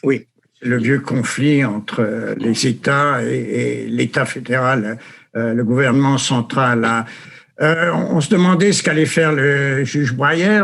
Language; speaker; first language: French; native; French